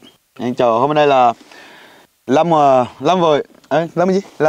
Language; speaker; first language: Vietnamese; non-native, learner; Portuguese